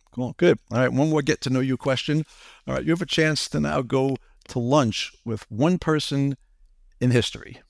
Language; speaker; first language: English; native; English